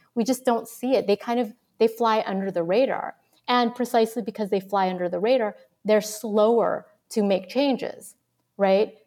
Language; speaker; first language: English; early bilingual, other home language; Vietnamese